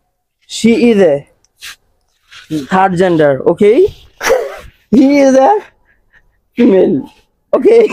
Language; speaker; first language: English; non-native, learner; Bangla